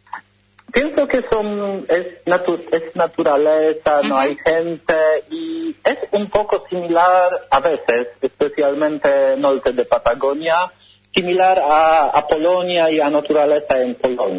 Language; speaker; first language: Spanish; non-native, learner; Polish